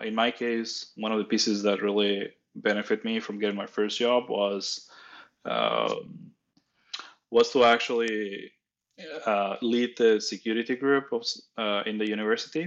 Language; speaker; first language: English; non-native, fluent; Spanish